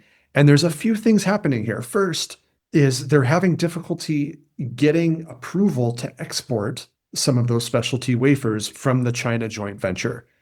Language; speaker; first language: English; native; English